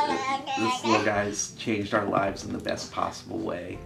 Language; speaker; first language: English; native; English